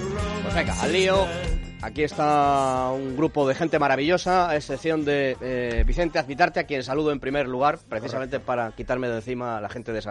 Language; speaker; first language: Spanish; native; Spanish